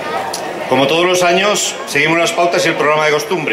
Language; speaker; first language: Spanish; native; Spanish